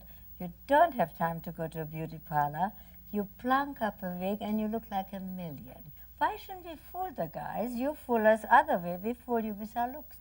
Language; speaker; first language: English; non-native, fluent; Hungarian